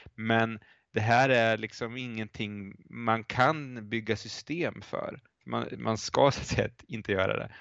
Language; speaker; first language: Swedish; native; Swedish